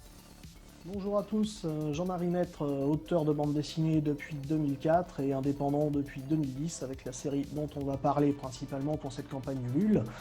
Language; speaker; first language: French; native; French